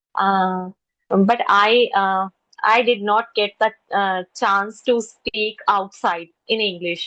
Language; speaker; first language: English; non-native, learner; Hindi